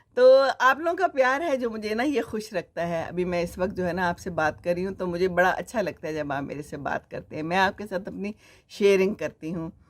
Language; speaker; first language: Urdu; native; Urdu